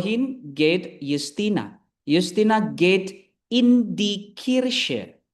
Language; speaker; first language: German; non-native, fluent; Indonesian